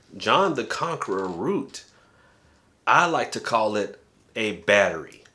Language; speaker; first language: English; native; English